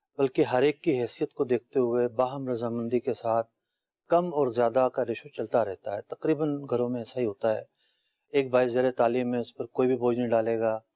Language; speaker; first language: Urdu; native; Urdu